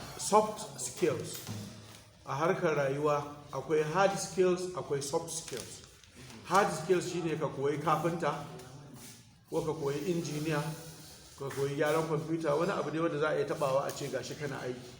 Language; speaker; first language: Hausa; native; Hausa